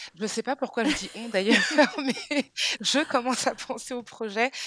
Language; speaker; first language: French; early bilingual, other home language; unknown